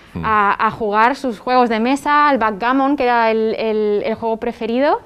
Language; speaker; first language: Spanish; non-native, fluent; French